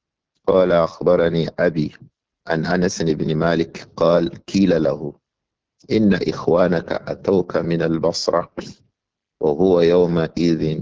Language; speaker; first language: Arabic; non-native, fluent; Yoruba